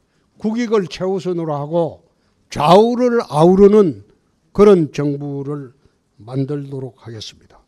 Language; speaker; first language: Korean; native; Korean